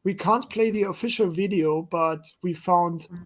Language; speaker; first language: English; non-native, fluent; German